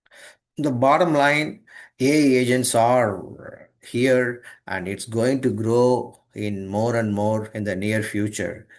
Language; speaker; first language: English; non-native, local second language; Tamil